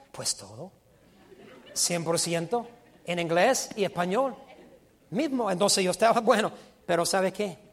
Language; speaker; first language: Spanish; non-native, fluent; English